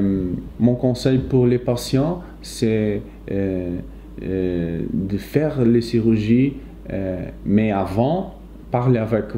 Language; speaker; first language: French; non-native, fluent; Portuguese